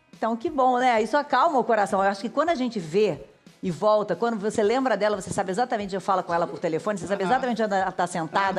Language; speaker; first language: Portuguese; native; Portuguese